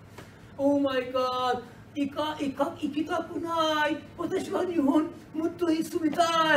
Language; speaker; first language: Japanese; non-native, learner; Persian